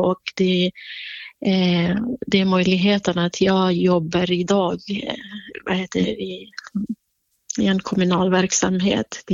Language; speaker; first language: Swedish; non-native, fluent; Kurdish